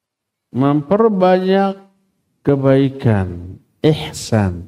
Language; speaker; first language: Indonesian; non-native, local second language; Sundanese